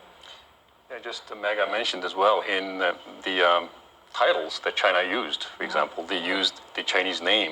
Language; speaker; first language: English; non-native, fluent; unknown